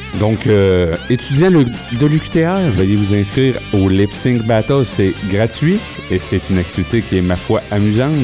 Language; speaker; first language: French; native; French